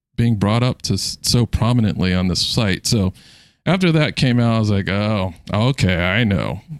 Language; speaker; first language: English; native; English